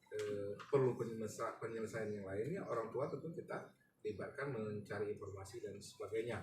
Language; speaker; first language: Indonesian; native; Indonesian